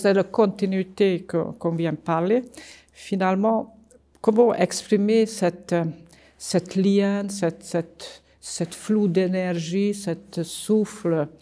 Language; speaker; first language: French; non-native, fluent; Hungarian